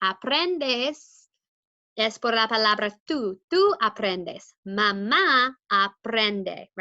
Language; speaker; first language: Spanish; non-native, fluent; English